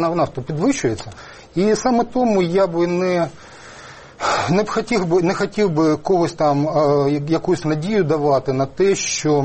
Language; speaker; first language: Ukrainian; native; Ukrainian